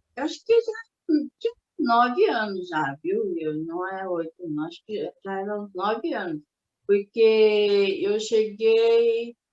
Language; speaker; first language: Portuguese; early bilingual, other home language; Japanese